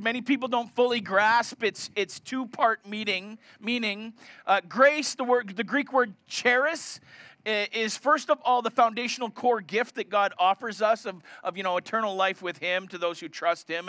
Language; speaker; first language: English; native; English